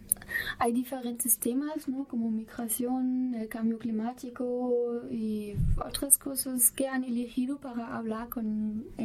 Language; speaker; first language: Spanish; non-native, fluent; German